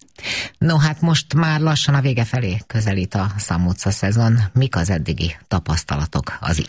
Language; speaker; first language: Hungarian; native; Hungarian